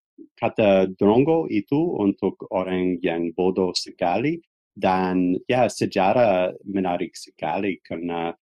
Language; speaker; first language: Indonesian; non-native, fluent; English